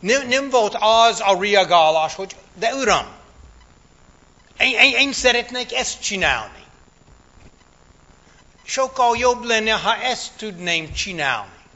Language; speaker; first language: Hungarian; non-native, fluent; English